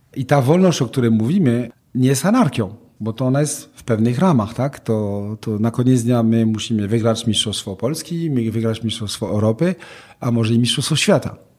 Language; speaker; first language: Polish; non-native, fluent; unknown